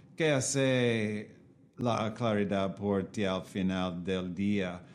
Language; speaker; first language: Spanish; non-native, learner; English